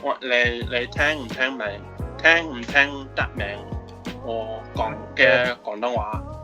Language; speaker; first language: Cantonese; non-native, learner; English